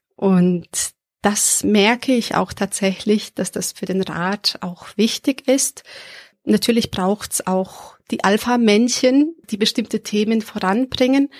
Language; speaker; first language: German; early bilingual, other home language; Serbian